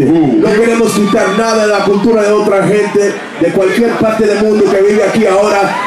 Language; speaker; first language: Spanish; early bilingual, heritage; Spanish